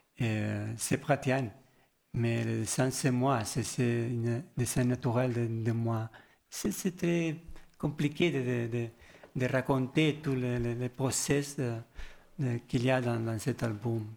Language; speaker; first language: French; non-native, learner; Spanish